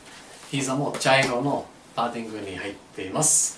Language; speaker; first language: Japanese; non-native, learner; English